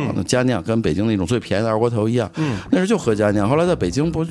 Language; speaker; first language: Chinese; native; Chinese